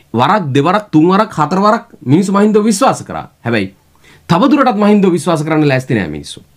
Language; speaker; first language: Sinhala; native; Sinhala